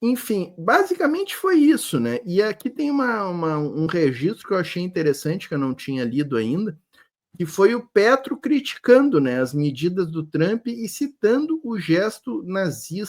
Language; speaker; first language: Portuguese; native; Portuguese